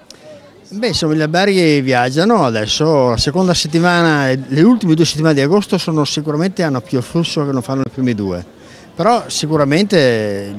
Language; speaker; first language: Italian; native; Italian